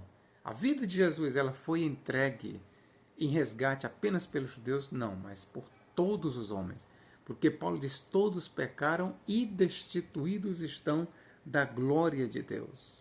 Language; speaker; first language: Portuguese; native; Portuguese